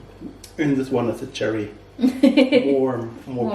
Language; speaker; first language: English; non-native, learner; German